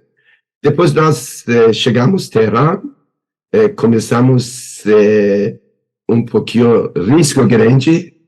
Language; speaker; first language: Portuguese; non-native, learner; Persian